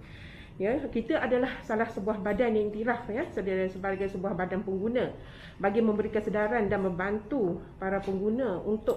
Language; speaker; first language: Malay; native; Malay